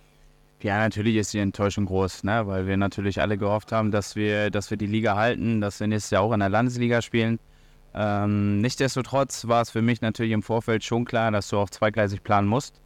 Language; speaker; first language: German; native; German